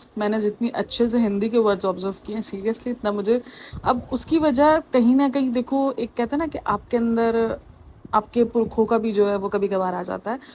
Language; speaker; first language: Urdu; native; Urdu